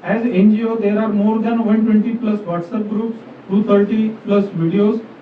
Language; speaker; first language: English; non-native, local second language; Marathi